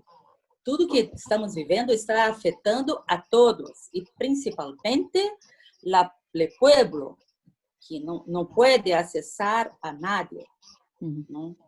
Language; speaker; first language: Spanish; non-native, learner; Portuguese